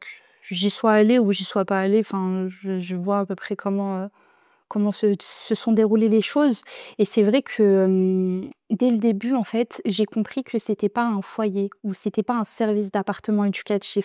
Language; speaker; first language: French; native; French